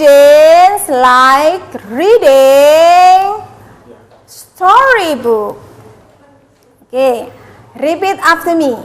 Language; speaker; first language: English; non-native, learner; Indonesian